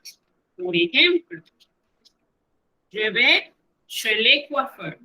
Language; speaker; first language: French; non-native, fluent; Spanish